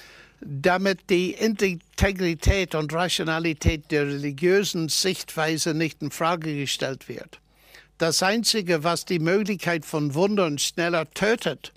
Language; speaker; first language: German; non-native, fluent; English